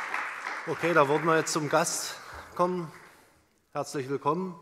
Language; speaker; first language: German; native; German